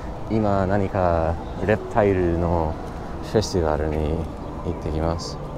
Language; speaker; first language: Japanese; non-native, learner; English